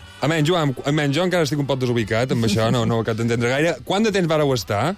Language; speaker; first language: Catalan; native; Catalan